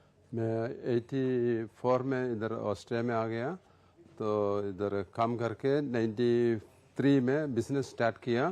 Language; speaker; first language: Hindi; non-native, local second language; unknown